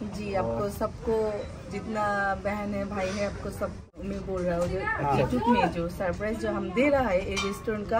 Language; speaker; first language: Hindi; non-native, learner; Bangla